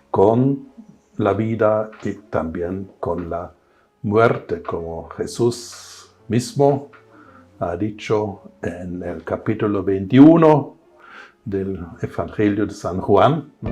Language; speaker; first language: Spanish; non-native, fluent; German